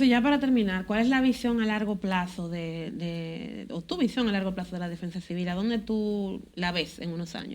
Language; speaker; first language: Spanish; native; Spanish